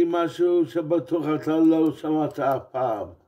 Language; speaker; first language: Hebrew; non-native, fluent; English